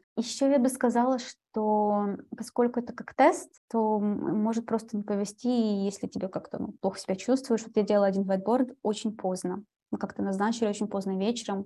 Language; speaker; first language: Russian; early bilingual, heritage; Russian